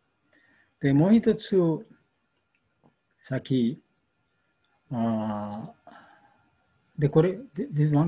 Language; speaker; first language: Japanese; non-native, learner; Bangla